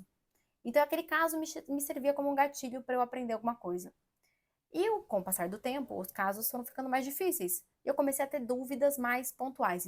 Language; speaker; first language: Portuguese; native; Portuguese